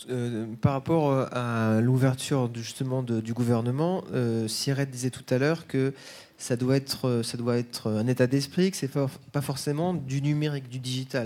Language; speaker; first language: French; native; French